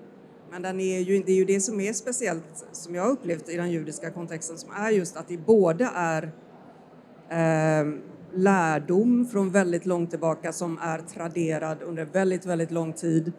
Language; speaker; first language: Swedish; native; Swedish